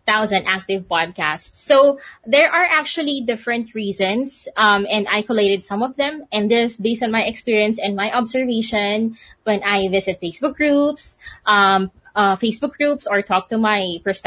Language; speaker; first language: English; non-native, local second language; Filipino